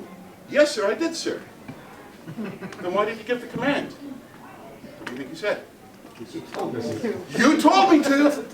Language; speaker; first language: English; native; English